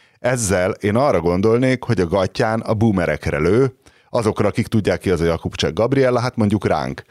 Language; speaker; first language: Hungarian; native; Hungarian